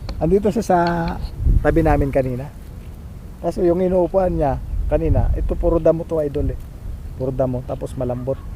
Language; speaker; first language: Filipino; native; Filipino